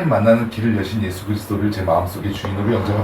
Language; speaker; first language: Korean; native; Korean